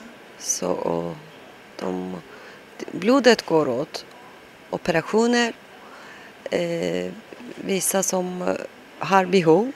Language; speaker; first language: Swedish; non-native, local second language; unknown